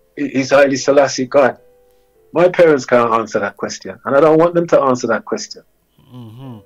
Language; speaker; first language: English; native; English